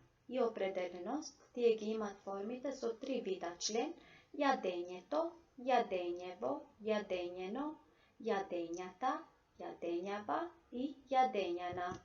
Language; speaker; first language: Macedonian; non-native, local second language; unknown